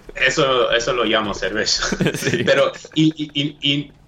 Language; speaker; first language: Spanish; non-native, fluent; English